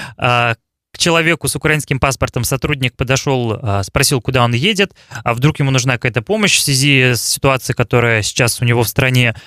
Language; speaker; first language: Russian; native; Russian